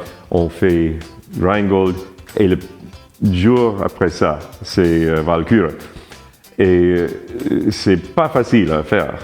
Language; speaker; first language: French; non-native, learner; English